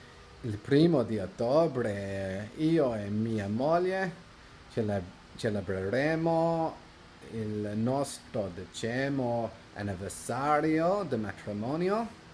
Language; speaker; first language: Italian; non-native, learner; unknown